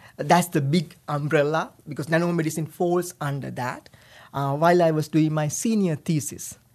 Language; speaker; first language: English; non-native, local second language; Sinhala